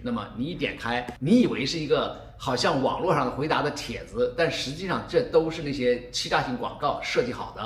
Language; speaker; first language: Chinese; native; Chinese